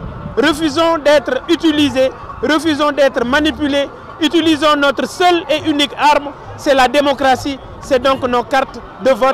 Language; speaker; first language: French; non-native, local second language; Wolof